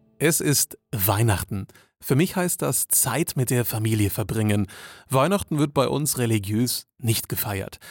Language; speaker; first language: German; native; German